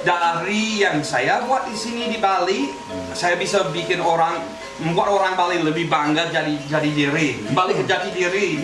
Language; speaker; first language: Indonesian; non-native, fluent; Spanish